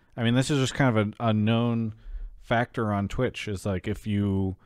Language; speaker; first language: English; native; English